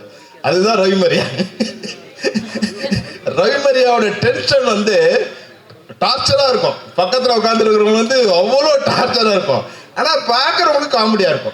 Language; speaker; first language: Tamil; native; Tamil